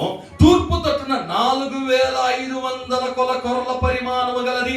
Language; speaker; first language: Telugu; native; Telugu